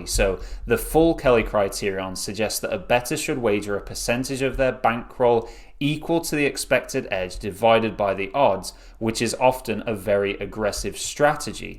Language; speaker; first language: English; native; English